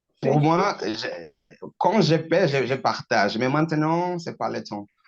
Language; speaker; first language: French; non-native, learner; Portuguese